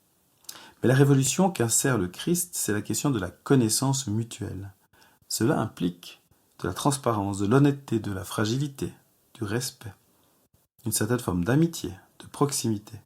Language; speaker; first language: French; native; French